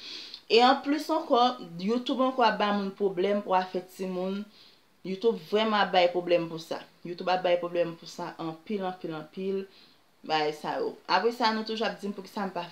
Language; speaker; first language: French; non-native, learner; Haitian Creole